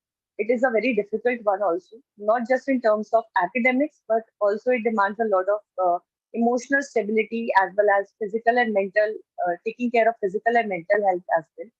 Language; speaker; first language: English; non-native, local second language; Hindi